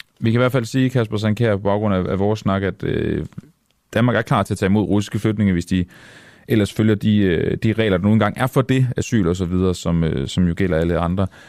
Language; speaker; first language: Danish; native; Danish